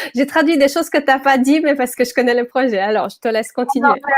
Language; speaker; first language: French; non-native, fluent; Portuguese